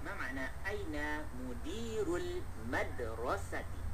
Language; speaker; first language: Arabic; non-native, fluent; Malay